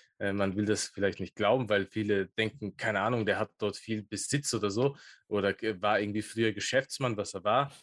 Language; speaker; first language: German; early bilingual, other home language; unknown